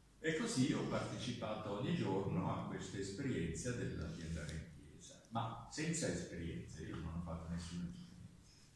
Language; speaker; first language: Italian; non-native, local second language; German